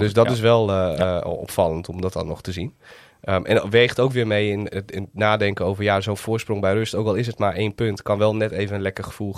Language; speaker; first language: Dutch; native; Dutch